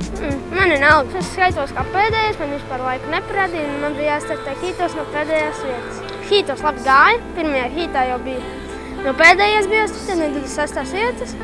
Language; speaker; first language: Latvian; native; Latvian